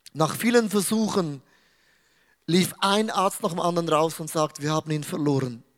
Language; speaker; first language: German; native; German